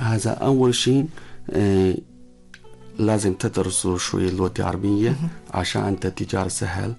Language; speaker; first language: Arabic; non-native, learner; Chinese